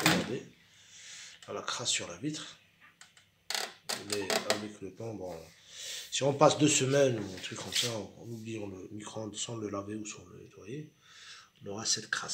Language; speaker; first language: French; non-native, local second language; Arabic